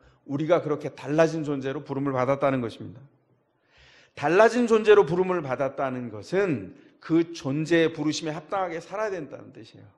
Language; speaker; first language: Korean; native; Korean